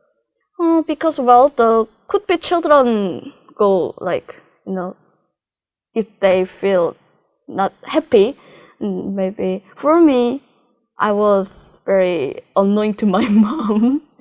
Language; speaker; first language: English; non-native, learner; Korean